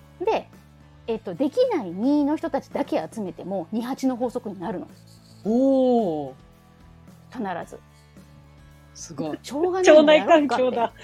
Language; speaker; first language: Japanese; native; Japanese